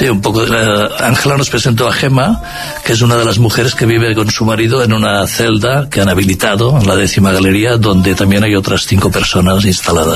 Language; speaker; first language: Spanish; native; Spanish